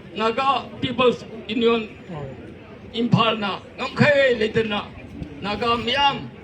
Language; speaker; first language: Manipuri; non-native, local second language; Tangkhul Naga (India)